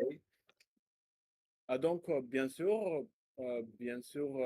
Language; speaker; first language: French; non-native, learner; Russian